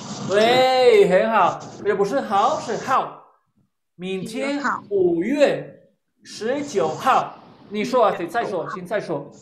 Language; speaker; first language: Chinese; non-native, fluent; Spanish